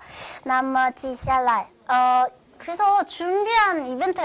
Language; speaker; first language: Chinese; non-native, learner; Korean